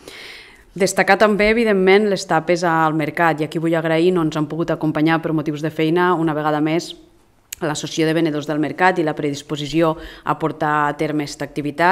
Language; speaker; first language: Catalan; native; Catalan